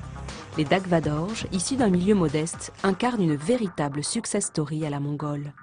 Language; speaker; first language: French; native; French